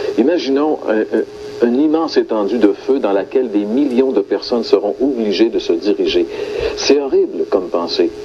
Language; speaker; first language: French; native; French